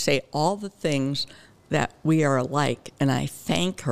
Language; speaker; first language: English; native; English